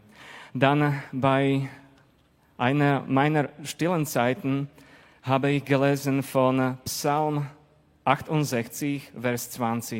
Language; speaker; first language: German; non-native, fluent; Slovak